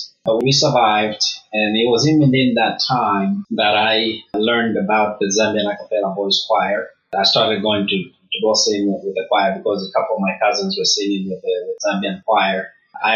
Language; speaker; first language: English; early bilingual, other home language; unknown